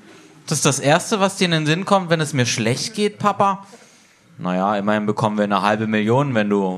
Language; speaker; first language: German; native; German